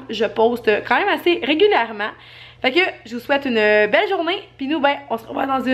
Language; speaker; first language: French; native; French